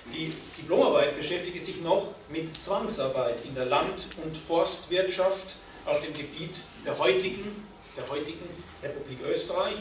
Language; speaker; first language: German; native; German